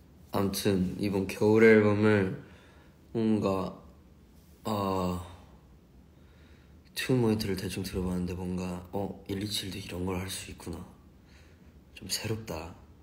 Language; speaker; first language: Korean; early bilingual, heritage; Korean